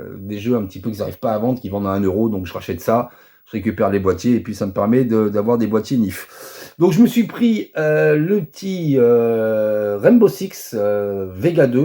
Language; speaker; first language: French; native; French